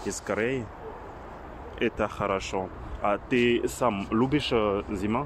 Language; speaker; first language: Russian; non-native, learner; French